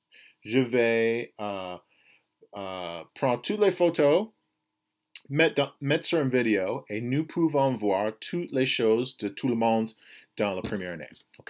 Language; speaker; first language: French; non-native, fluent; English